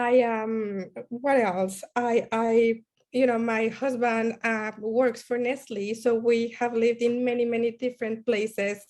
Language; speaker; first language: English; non-native, fluent; Spanish